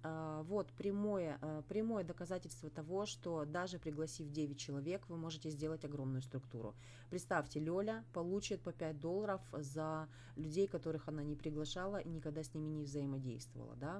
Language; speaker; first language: Russian; native; Russian